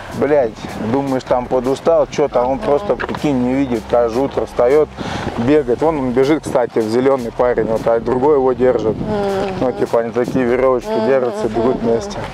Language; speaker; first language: Russian; native; Russian